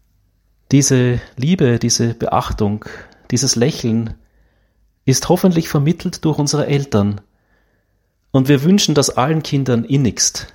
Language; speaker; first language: German; native; German